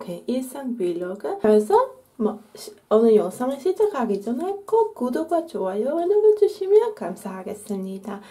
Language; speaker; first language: Korean; non-native, fluent; Dutch